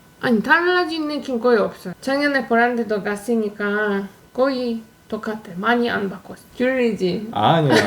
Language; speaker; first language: Korean; non-native, fluent; Polish